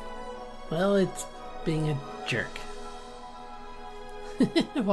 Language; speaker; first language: English; native; English